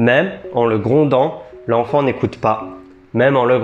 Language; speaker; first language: French; native; French